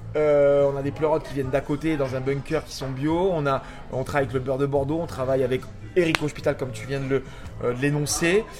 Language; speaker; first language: French; native; French